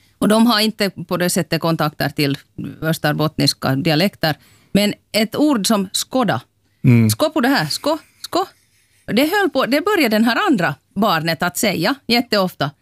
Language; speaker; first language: Swedish; native; Swedish